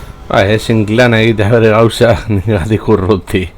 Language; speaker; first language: Basque; native; Basque